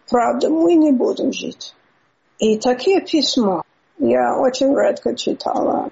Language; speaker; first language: Russian; non-native, fluent; English